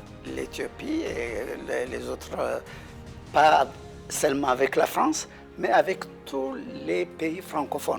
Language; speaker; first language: French; non-native, fluent; Amharic